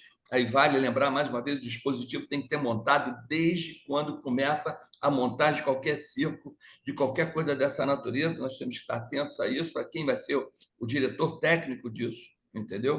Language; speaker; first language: Portuguese; native; Portuguese